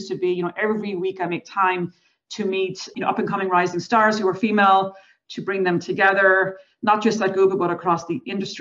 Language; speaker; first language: English; native; English